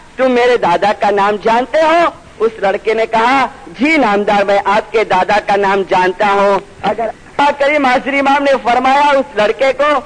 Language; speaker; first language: Urdu; non-native, local second language; Gujarati